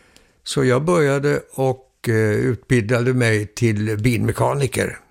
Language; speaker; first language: Swedish; early bilingual, heritage; Swedish